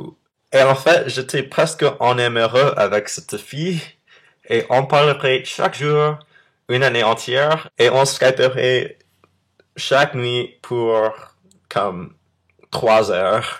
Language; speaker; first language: French; non-native, fluent; English